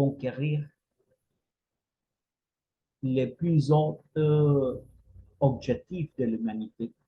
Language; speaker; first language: French; non-native, fluent; Spanish